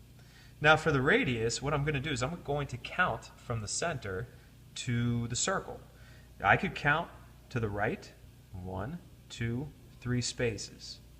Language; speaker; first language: English; native; English